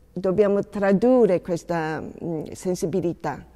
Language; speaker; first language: Italian; non-native, fluent; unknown